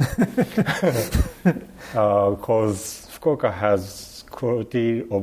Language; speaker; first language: English; non-native, learner; Japanese